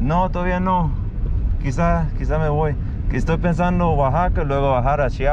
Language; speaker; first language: Spanish; non-native, fluent; English